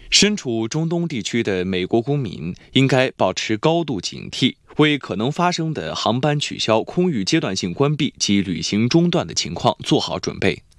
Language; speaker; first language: Chinese; native; Chinese